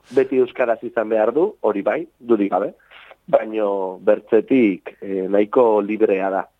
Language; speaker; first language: Basque; native; Basque